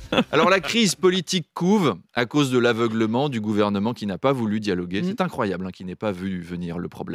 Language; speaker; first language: French; native; French